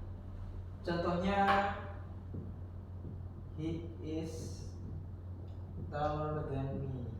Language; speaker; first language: English; non-native, learner; Indonesian